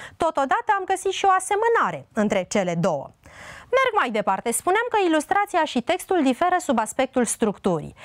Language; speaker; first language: Romanian; native; Romanian